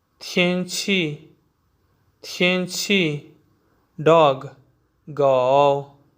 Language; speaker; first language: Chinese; non-native, learner; Urdu